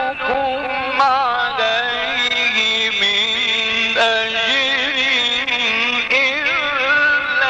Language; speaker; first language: Arabic; native; Arabic